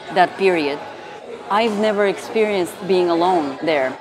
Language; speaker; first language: English; non-native, fluent; Bulgarian